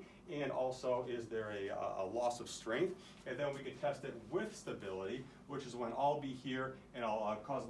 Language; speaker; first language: English; native; English